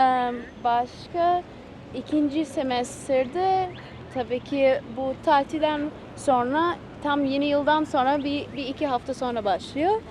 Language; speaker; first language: Turkish; early bilingual, heritage; Turkish